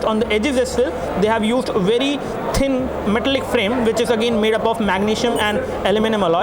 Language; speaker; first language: English; non-native, local second language; Hindi